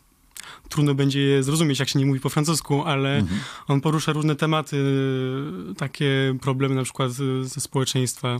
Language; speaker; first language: Polish; early bilingual, heritage; Polish